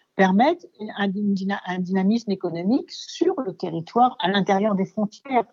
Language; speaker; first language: French; native; French